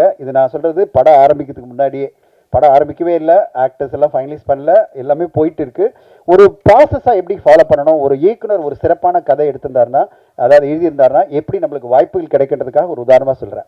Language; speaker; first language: Tamil; native; Tamil